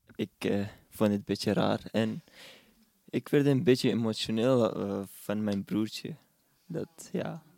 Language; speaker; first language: Dutch; non-native, fluent; Urdu